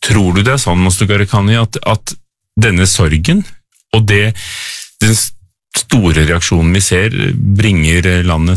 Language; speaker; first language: Norwegian; native; Norwegian